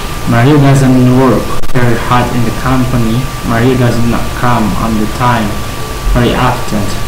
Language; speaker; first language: English; non-native, learner; Indonesian